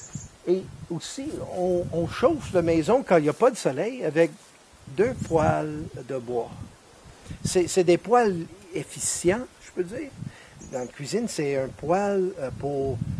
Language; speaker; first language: French; non-native, fluent; English